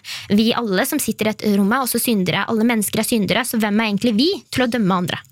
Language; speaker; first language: Norwegian; native; Norwegian